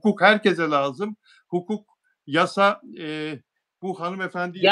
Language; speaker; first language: Turkish; native; Turkish